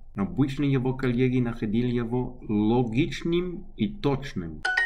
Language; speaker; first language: Russian; non-native, learner; English